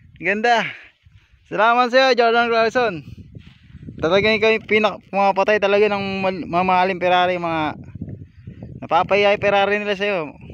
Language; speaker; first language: Filipino; native; Filipino